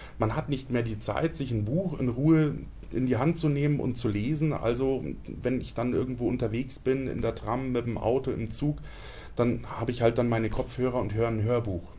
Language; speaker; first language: German; native; German